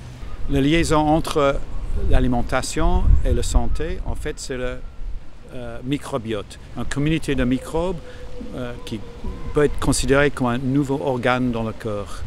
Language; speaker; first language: French; non-native, fluent; English